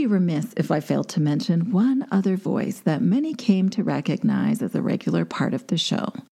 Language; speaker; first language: English; native; English